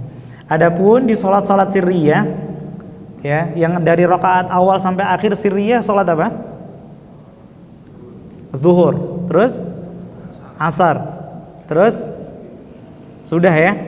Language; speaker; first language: Indonesian; native; Indonesian